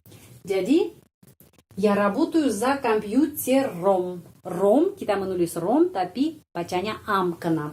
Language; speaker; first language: Indonesian; non-native, fluent; Russian